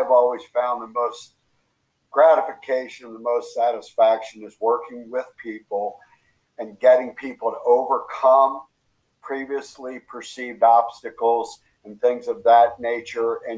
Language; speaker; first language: English; native; English